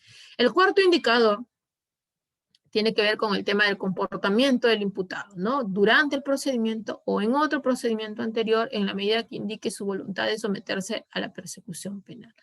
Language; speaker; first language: Spanish; native; Spanish